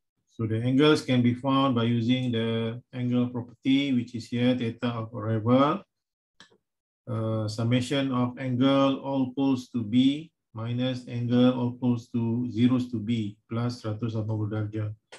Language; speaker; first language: English; non-native, local second language; Malay